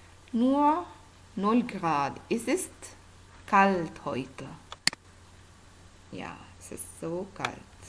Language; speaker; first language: German; non-native, fluent; Arabic